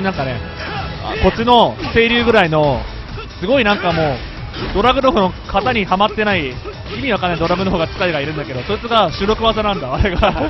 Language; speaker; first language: Japanese; native; Japanese